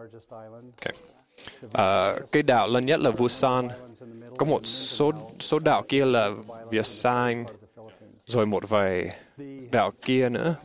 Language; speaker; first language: Vietnamese; non-native, fluent; English